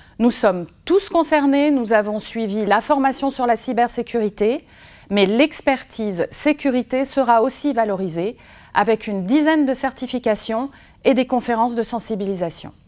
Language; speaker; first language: French; native; French